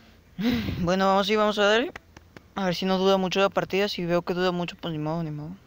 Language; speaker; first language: Spanish; native; Spanish